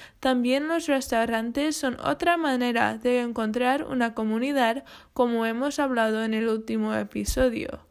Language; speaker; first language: Spanish; non-native, fluent; English